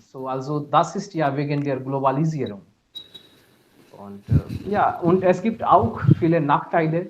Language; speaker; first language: German; non-native, fluent; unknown